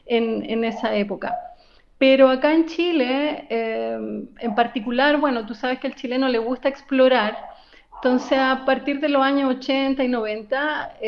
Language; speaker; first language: Spanish; native; Spanish